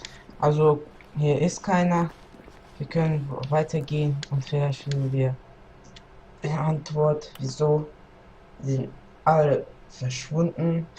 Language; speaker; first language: German; non-native, local second language; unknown